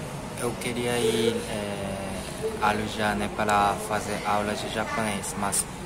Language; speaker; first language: Portuguese; non-native, learner; Japanese